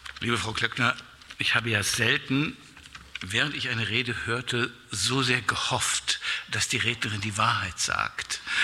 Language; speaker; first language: German; native; German